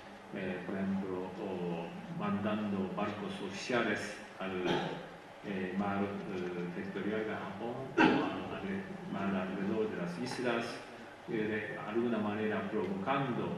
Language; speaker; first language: Spanish; non-native, fluent; Japanese